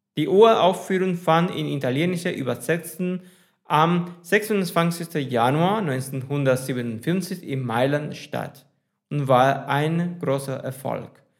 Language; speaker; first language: German; non-native, fluent; Spanish